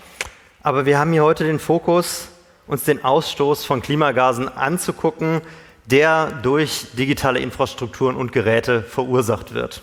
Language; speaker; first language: German; native; German